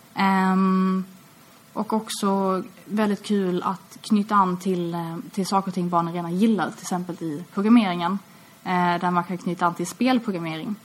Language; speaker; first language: Swedish; native; Swedish